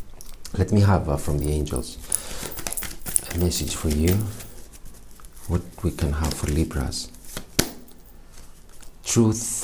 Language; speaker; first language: English; non-native, fluent; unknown